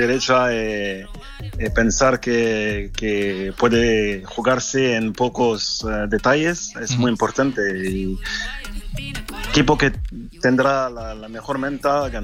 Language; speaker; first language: Spanish; non-native, fluent; French